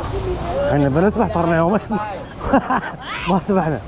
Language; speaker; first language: Arabic; native; Arabic